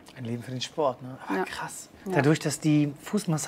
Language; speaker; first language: German; native; German